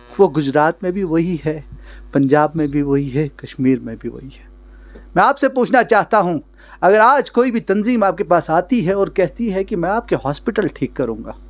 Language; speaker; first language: Hindi; non-native, local second language; Kashmiri